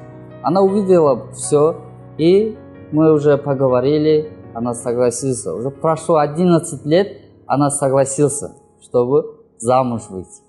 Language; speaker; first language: Russian; non-native, learner; Kyrgyz